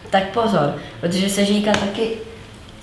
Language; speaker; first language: Czech; non-native, fluent; French